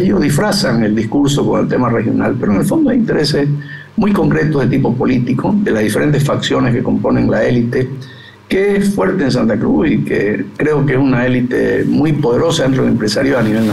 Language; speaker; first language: Spanish; native; Spanish